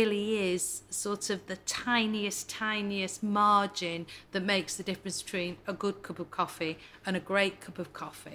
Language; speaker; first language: English; native; English